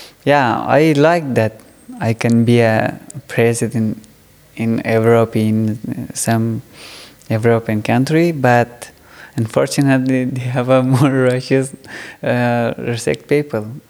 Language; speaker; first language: English; non-native, learner; Persian